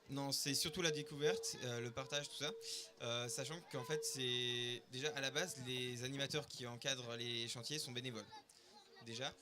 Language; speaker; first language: French; native; French